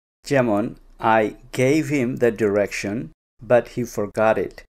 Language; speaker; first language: English; non-native, local second language; Bangla